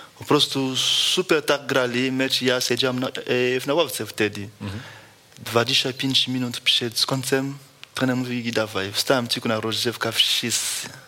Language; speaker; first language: Polish; non-native, fluent; Lingala